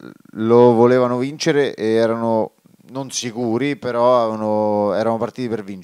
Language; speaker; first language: Italian; native; Italian